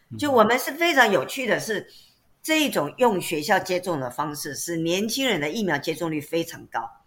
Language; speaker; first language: Chinese; native; Chinese